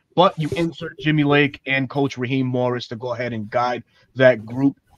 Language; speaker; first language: English; native; English